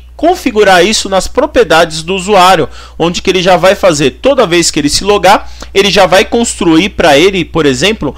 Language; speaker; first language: Portuguese; native; Portuguese